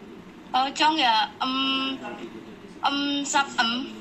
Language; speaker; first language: Cantonese; non-native, learner; Indonesian